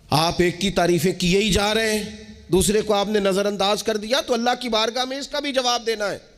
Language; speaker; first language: Urdu; non-native, local second language; Punjabi